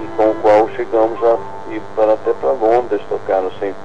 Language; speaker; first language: Portuguese; non-native, fluent; English